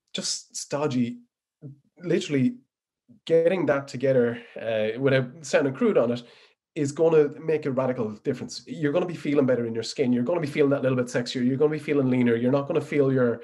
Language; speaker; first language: English; native; English